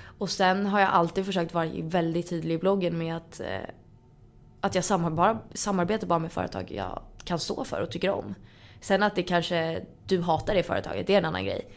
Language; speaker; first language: Swedish; native; Swedish